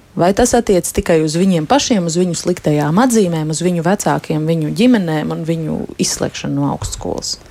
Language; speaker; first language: Latvian; native; Latvian